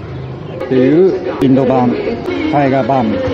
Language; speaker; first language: Japanese; native; Japanese